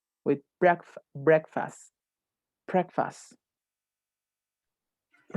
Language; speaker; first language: English; non-native, fluent; Spanish